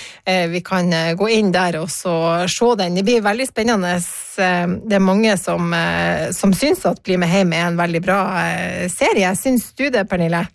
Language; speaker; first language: Norwegian; native; Norwegian